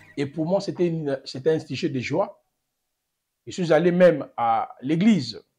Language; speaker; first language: French; non-native, local second language; Lingala